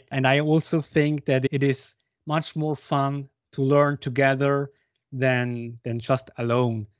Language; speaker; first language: English; non-native, fluent; Swiss German